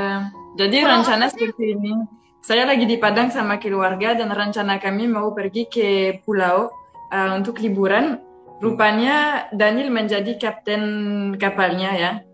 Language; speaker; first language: Indonesian; non-native, fluent; French